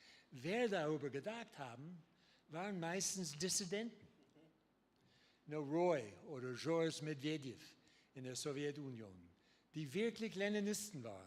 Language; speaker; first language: German; non-native, learner; English